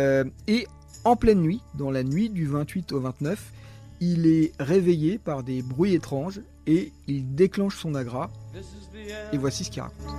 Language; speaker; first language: French; native; French